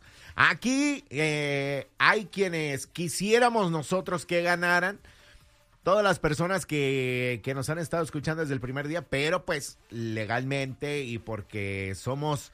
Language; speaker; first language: Spanish; native; Spanish